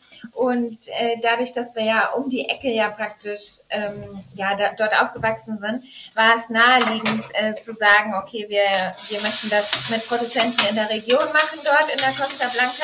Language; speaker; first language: German; native; German